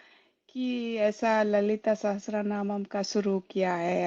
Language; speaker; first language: Hindi; non-native, local second language; Kannada